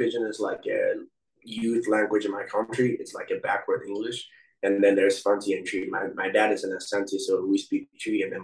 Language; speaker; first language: English; non-native, local second language; Akan